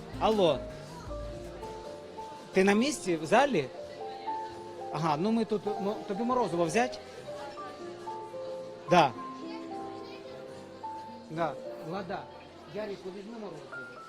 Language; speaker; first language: Ukrainian; native; Ukrainian